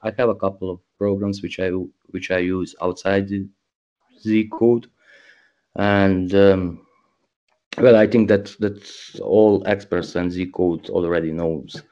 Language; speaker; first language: English; non-native, learner; Croatian